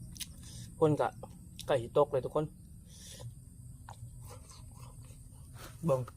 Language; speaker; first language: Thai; non-native, local second language; Northeastern Thai